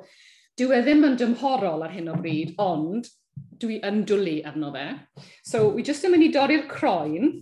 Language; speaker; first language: Welsh; native; Welsh